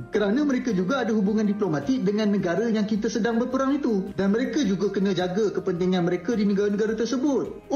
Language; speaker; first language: Malay; native; Malay